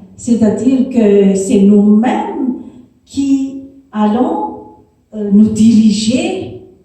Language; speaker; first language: French; non-native, local second language; Malagasy